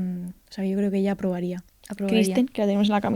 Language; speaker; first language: Spanish; native; Spanish